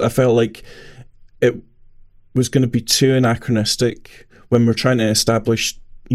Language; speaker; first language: English; native; English